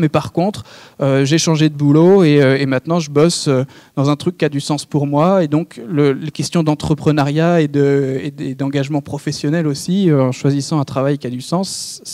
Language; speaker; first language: French; native; French